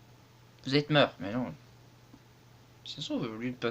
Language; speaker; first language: French; native; French